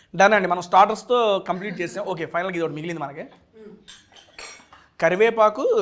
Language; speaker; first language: Telugu; native; Telugu